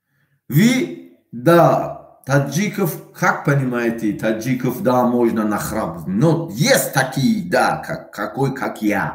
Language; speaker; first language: Russian; non-native, fluent; Tajik